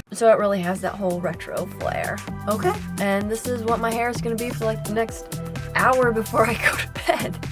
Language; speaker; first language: English; native; English